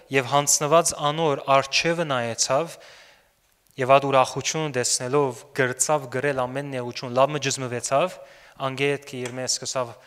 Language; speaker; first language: Armenian; early bilingual, heritage; Armenian